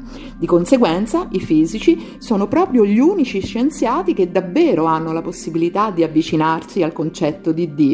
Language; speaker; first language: Italian; native; Italian